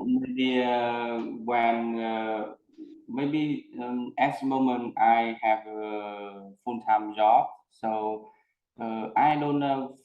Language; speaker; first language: English; non-native, learner; Vietnamese